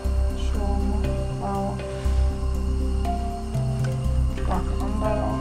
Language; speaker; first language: Dutch; non-native, learner; Arabic